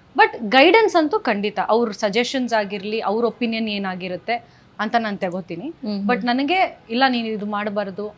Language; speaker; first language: Kannada; non-native, local second language; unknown